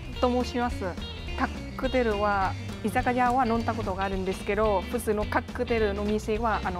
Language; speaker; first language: Japanese; non-native, learner; Chinese